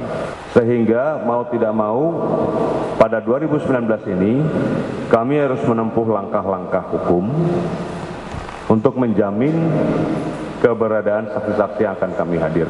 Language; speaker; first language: Indonesian; native; Indonesian